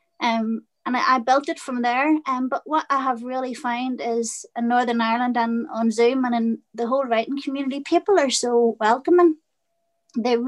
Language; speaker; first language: English; native; English